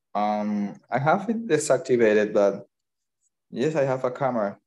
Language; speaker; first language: English; non-native, learner; Spanish